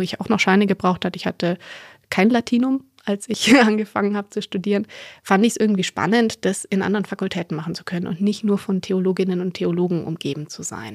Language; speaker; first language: German; native; German